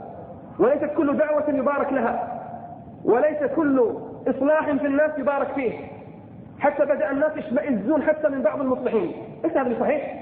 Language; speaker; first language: Arabic; native; Arabic